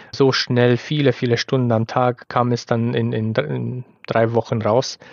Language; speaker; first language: German; non-native, fluent; Romanian